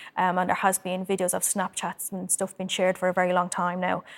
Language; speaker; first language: English; native; English